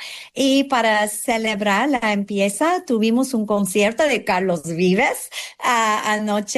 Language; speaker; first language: Spanish; non-native, fluent; English